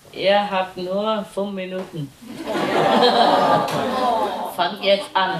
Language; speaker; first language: German; non-native, learner; Vietnamese